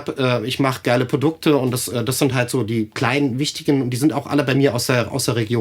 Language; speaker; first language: German; native; German